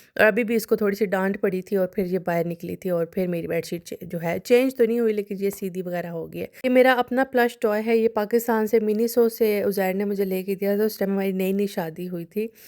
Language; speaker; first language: Urdu; non-native, local second language; Punjabi